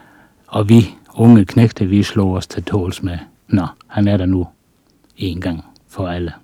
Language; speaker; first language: Danish; native; Danish